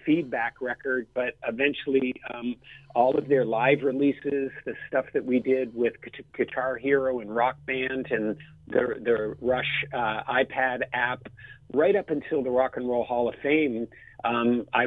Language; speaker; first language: English; native; English